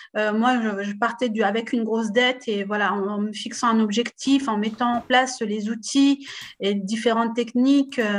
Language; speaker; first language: French; native; French